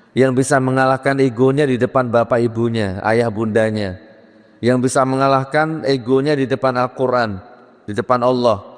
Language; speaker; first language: Indonesian; native; Indonesian